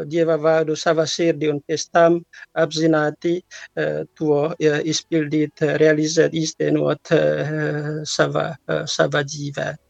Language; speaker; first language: Latvian; non-native, learner; Italian